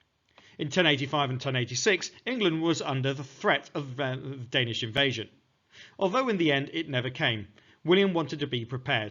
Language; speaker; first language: English; native; English